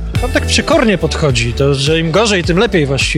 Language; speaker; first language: Polish; native; Polish